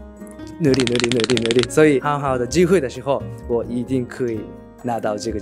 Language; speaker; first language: Chinese; non-native, learner; Japanese